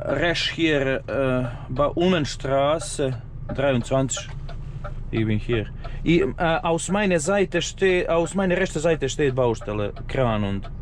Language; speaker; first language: German; non-native, learner; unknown